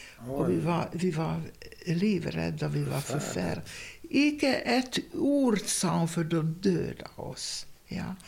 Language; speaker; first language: Swedish; non-native, fluent; Hungarian